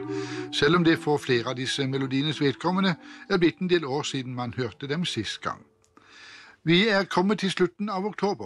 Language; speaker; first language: Norwegian; native; Norwegian